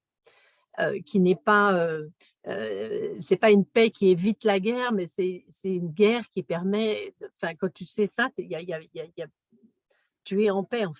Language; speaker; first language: French; native; French